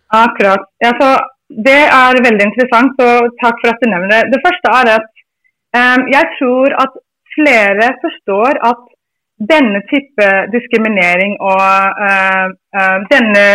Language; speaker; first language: Norwegian; non-native, fluent; English